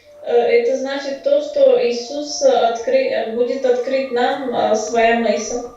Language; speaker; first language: Russian; non-native, fluent; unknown